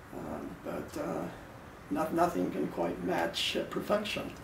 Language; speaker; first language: English; native; English